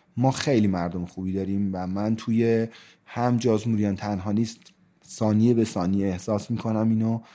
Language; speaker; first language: Persian; native; Persian